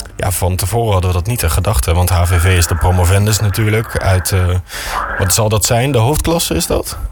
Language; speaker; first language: Dutch; native; Dutch